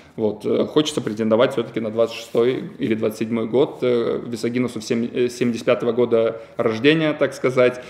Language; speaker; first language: Russian; native; Russian